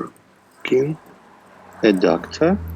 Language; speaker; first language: English; non-native, learner; Russian